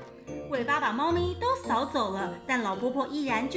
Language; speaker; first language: Chinese; native; Chinese